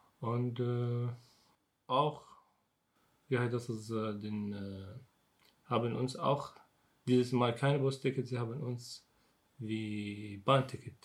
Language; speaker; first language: German; non-native, learner; Arabic